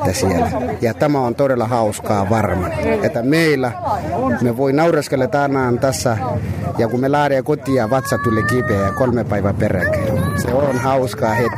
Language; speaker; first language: Finnish; non-native, fluent; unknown